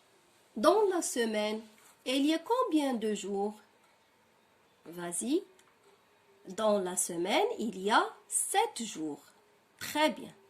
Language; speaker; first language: French; non-native, local second language; Arabic